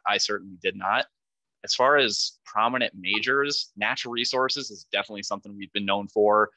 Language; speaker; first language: English; native; English